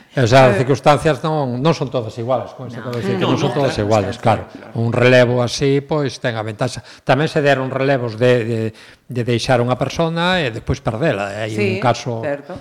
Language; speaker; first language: Galician; native; Galician